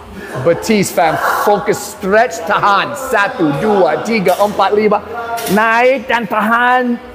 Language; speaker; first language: Indonesian; non-native, learner; English